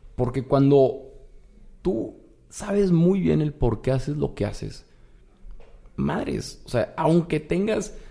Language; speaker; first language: Spanish; native; Spanish